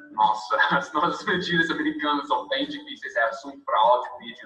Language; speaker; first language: Portuguese; non-native, fluent; English